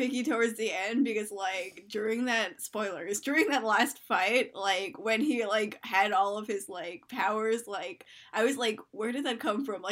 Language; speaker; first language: English; native; English